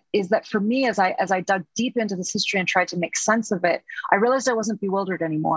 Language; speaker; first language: English; native; English